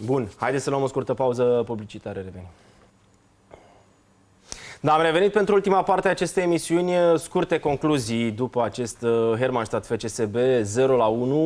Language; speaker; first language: Romanian; native; Romanian